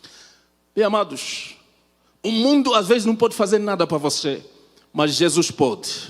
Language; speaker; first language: Portuguese; non-native, fluent; French